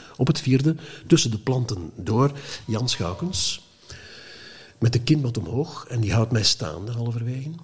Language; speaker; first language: Dutch; native; Dutch